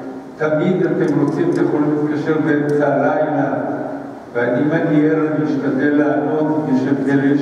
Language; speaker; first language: Hebrew; early bilingual, other home language; Spanish